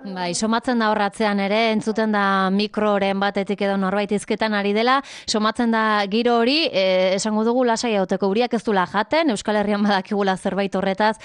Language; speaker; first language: Basque; native; Basque